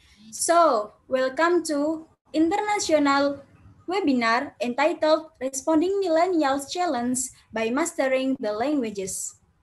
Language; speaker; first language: English; non-native, learner; Indonesian